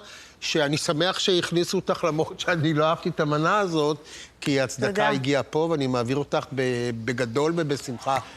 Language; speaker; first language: Hebrew; native; Hebrew